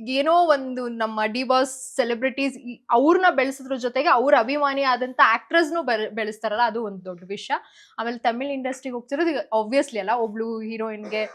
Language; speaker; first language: Kannada; native; Kannada